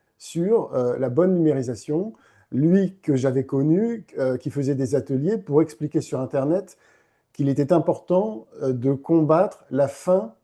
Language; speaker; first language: French; native; French